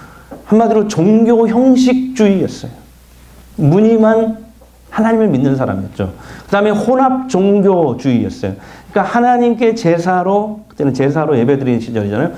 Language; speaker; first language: Korean; native; Korean